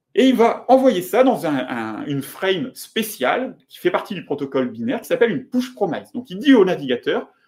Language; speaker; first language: French; native; French